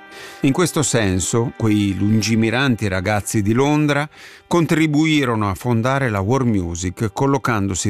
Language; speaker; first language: Italian; native; Italian